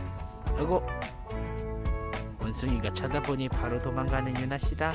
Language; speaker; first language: Korean; native; Korean